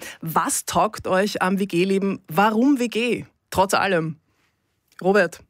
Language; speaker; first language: German; native; German